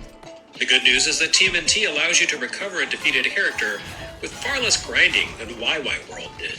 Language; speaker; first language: English; native; English